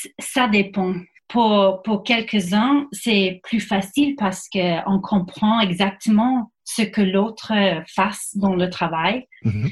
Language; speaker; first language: French; non-native, fluent; English